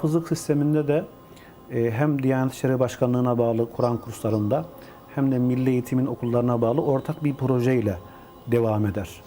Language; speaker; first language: Turkish; native; Turkish